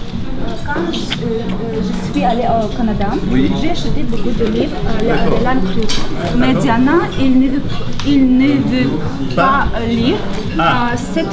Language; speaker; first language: French; non-native, learner; Ukrainian